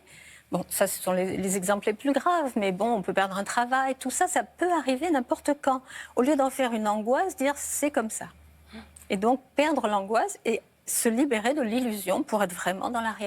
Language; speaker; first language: French; native; French